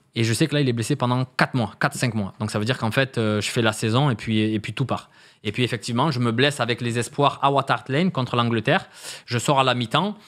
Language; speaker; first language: French; native; French